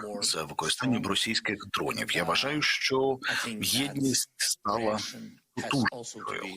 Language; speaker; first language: Ukrainian; non-native, local second language; Russian